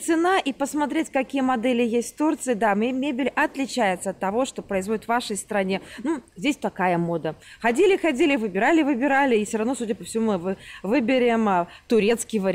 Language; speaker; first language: Russian; native; Russian